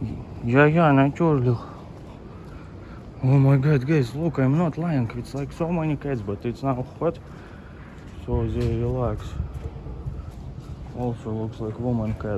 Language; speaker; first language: English; non-native, fluent; Russian